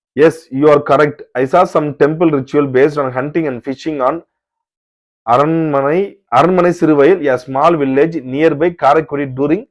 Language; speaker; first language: English; non-native, local second language; Tamil